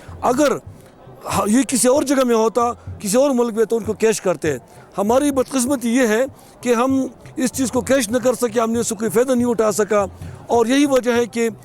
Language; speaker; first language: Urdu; non-native, local second language; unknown